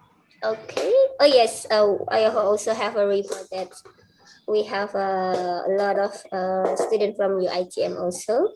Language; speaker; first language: English; non-native, fluent; Indonesian